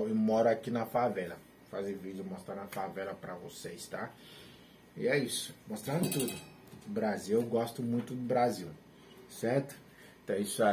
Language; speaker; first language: Portuguese; non-native, learner; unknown